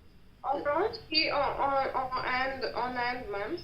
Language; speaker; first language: French; non-native, learner; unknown